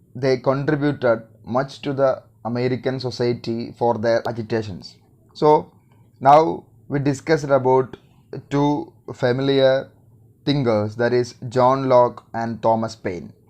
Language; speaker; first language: English; non-native, local second language; Malayalam